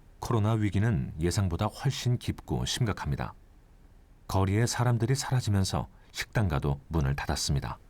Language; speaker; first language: Korean; native; Korean